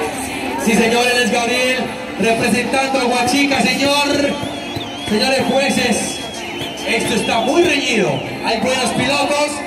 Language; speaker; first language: Spanish; native; Spanish